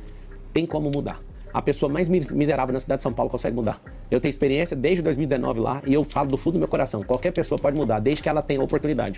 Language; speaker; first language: Portuguese; native; Portuguese